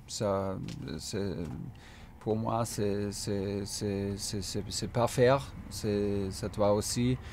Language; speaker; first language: French; non-native, fluent; German